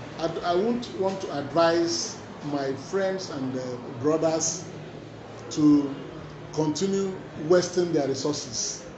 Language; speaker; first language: English; non-native, local second language; Igbo